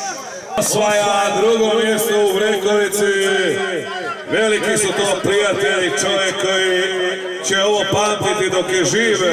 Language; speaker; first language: Serbian; native; Serbian